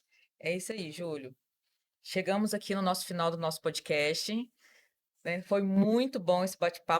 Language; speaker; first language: Portuguese; native; Portuguese